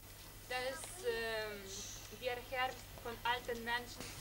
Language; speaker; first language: German; non-native, fluent; Lithuanian